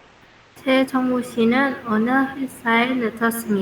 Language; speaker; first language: Korean; non-native, learner; Indonesian